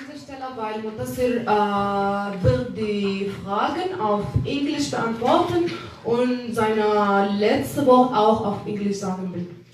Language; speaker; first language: German; non-native, learner; Arabic